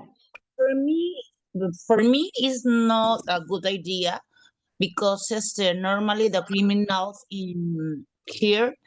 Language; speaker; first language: English; non-native, learner; Spanish